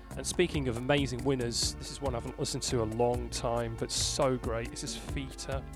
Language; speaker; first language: English; native; English